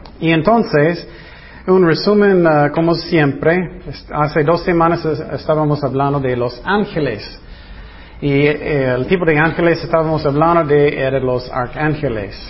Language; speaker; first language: Spanish; non-native, fluent; English